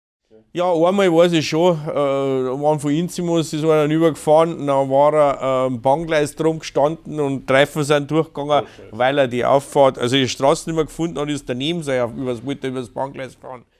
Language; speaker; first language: German; native; German